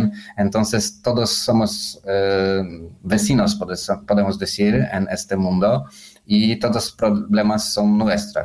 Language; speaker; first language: Spanish; non-native, learner; Polish